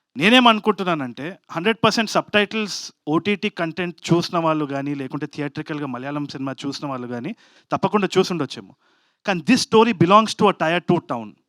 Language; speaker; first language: Telugu; native; Telugu